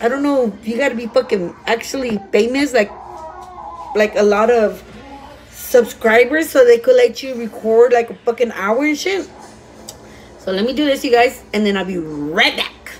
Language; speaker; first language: English; early bilingual, other home language; Spanish